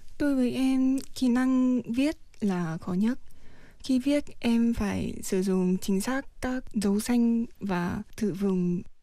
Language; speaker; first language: Vietnamese; early bilingual, heritage; Vietnamese